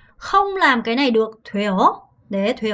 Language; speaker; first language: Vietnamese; non-native, fluent; Korean